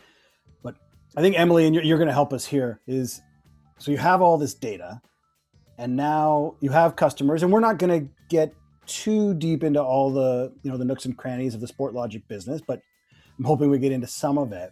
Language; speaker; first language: English; native; English